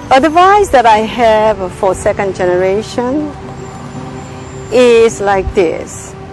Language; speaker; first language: English; non-native, fluent; Korean